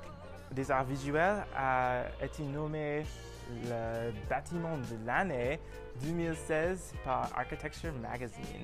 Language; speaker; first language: French; non-native, learner; English